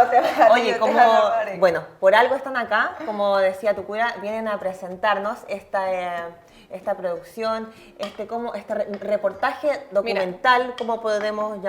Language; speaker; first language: Spanish; native; Spanish